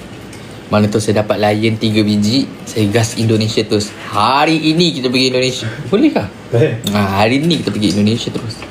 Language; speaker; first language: Malay; native; Malay